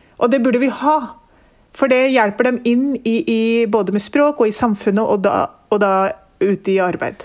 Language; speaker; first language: Norwegian; early bilingual, other home language; Urdu